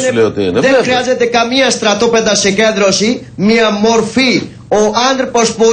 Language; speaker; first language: Greek; non-native, learner; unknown